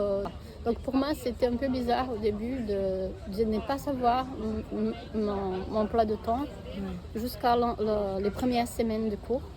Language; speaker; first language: French; non-native, fluent; Portuguese